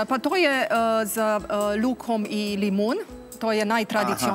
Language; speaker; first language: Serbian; non-native, learner; Romanian